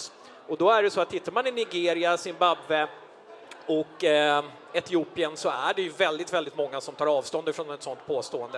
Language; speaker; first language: Swedish; native; Swedish